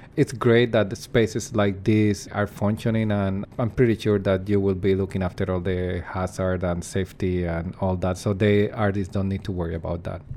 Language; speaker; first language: English; non-native, fluent; Spanish